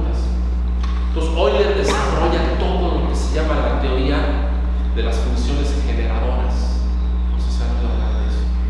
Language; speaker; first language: Spanish; native; Spanish